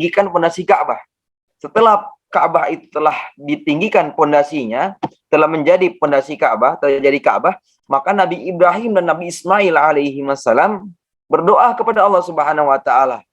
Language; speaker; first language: Indonesian; native; Indonesian